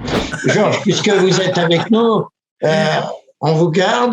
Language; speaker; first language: French; native; French